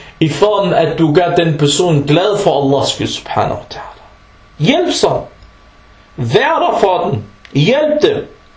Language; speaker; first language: Danish; non-native, fluent; Arabic